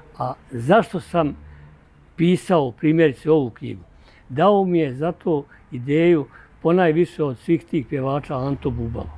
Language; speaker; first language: Bosnian; native; Bosnian